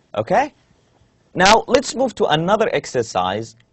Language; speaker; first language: English; non-native, fluent; Arabic